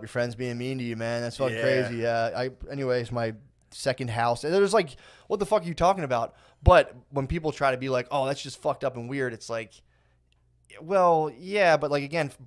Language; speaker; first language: English; native; English